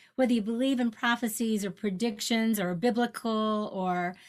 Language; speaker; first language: English; native; English